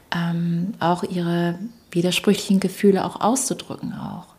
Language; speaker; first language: German; early bilingual, other home language; English